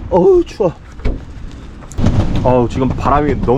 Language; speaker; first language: Korean; native; Korean